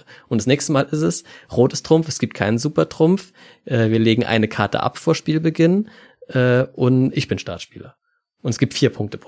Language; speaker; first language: German; native; German